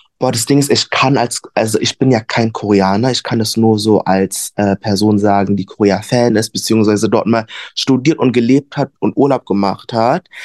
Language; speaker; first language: German; early bilingual, other home language; Vietnamese